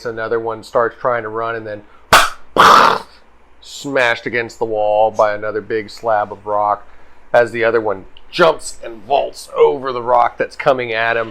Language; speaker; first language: English; native; English